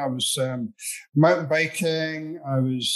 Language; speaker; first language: English; native; English